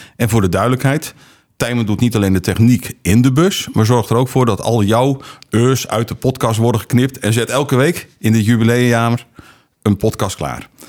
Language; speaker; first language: Dutch; native; Dutch